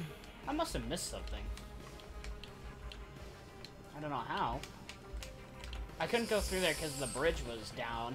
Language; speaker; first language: English; native; English